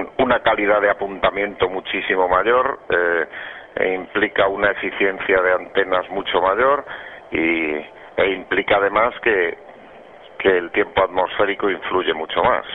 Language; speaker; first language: Spanish; native; Spanish